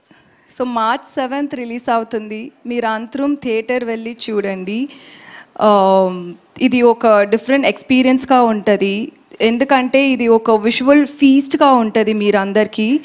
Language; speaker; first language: Telugu; non-native, local second language; Tamil